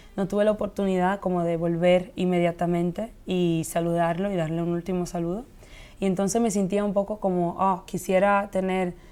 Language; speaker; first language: Spanish; early bilingual, heritage; Spanish